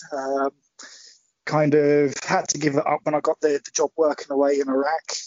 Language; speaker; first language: English; native; English